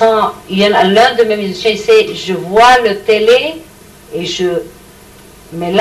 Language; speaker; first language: French; non-native, learner; Hebrew